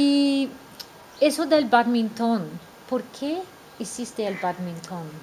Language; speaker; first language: Spanish; non-native, fluent; English